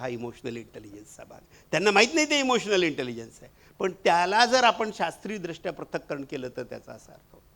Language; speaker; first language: Marathi; non-native, local second language; Marwari